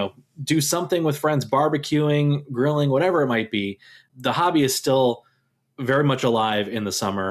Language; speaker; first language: English; native; English